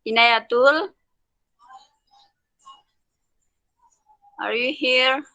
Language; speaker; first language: English; non-native, learner; Indonesian